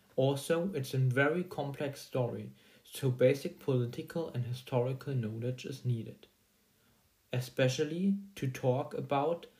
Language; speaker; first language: English; non-native, fluent; German